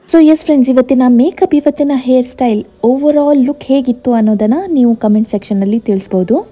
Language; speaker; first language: Kannada; non-native, local second language; Konkani